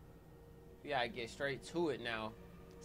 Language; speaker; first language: English; native; English